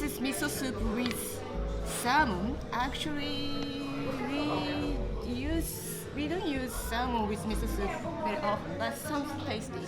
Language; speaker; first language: English; non-native, fluent; Japanese